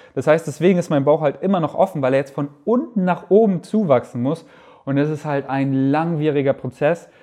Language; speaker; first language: German; native; German